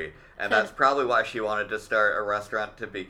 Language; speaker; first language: English; native; English